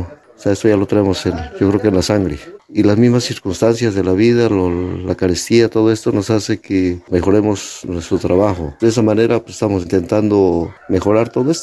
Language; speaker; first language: Spanish; native; Spanish